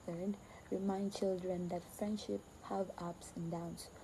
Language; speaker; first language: English; non-native, local second language; Filipino